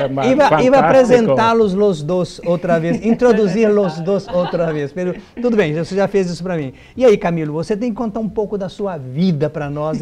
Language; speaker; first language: Portuguese; native; Portuguese